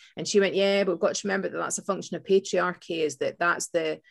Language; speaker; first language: English; native; English